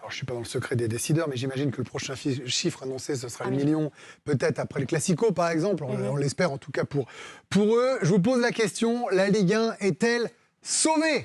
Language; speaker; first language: French; native; French